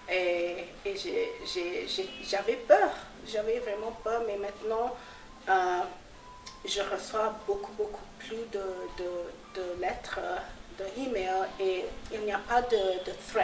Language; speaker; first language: French; non-native, fluent; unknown